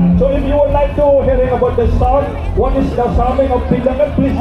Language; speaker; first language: English; non-native, learner; Indonesian